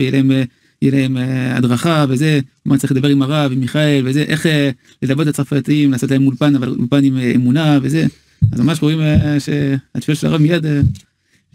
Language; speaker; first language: Hebrew; non-native, learner; French